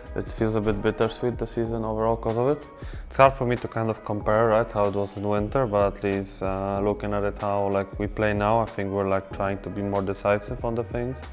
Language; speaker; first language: English; non-native, fluent; Polish